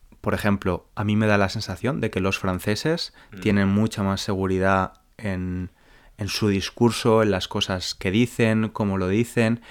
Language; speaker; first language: Spanish; native; Spanish